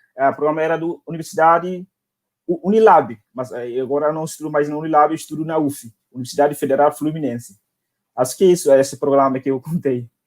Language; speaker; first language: Portuguese; non-native, local second language; Tetum